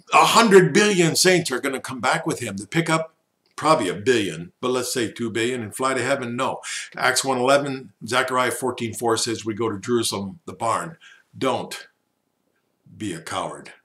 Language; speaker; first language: English; native; English